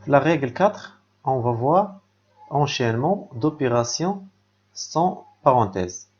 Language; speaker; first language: French; non-native, local second language; Arabic